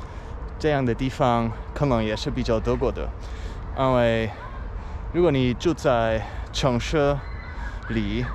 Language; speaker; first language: Chinese; non-native, fluent; German